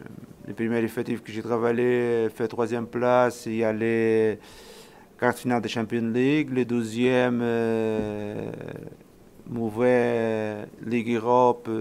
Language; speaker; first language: French; non-native, fluent; Portuguese